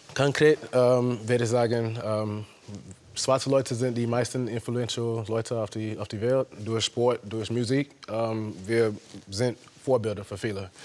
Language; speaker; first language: German; non-native, fluent; English